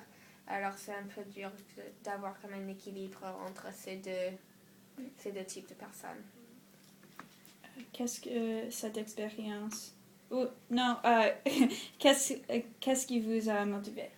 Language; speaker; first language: French; non-native, learner; English